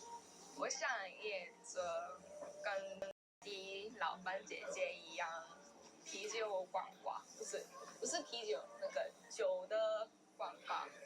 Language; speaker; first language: Chinese; non-native, learner; Korean